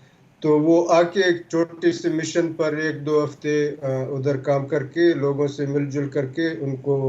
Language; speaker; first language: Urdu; non-native, local second language; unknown